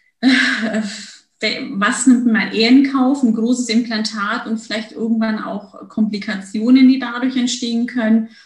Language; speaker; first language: German; early bilingual, other home language; Turkish